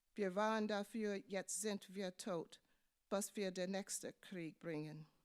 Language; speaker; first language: German; non-native, fluent; English